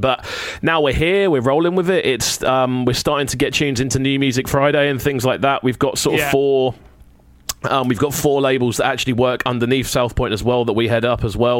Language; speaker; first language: English; native; English